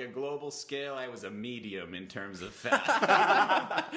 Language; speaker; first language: English; native; English